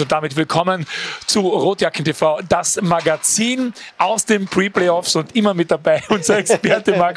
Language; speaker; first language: German; native; German